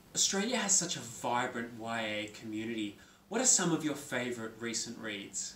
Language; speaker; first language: English; native; English